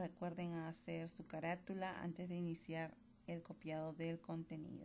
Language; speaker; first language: Spanish; native; Spanish